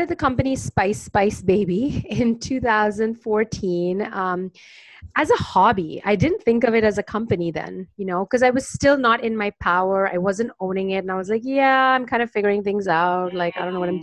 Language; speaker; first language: English; non-native, local second language; Hindi